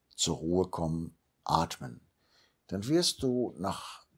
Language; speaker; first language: German; native; German